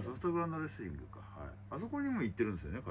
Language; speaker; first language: Japanese; native; Japanese